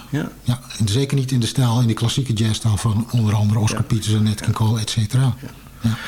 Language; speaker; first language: Dutch; native; Dutch